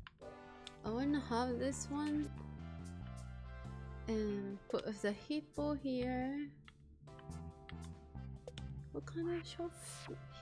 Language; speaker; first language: English; non-native, learner; Japanese